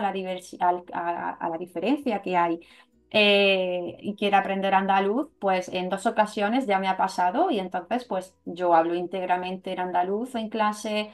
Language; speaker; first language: Spanish; native; Spanish